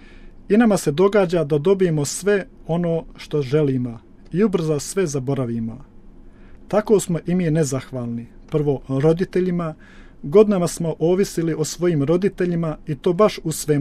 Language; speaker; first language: Croatian; native; Croatian